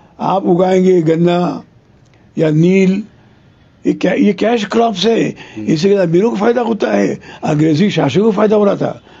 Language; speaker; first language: Hindi; non-native, local second language; Telugu